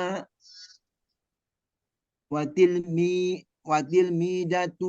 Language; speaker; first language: Arabic; non-native, learner; Indonesian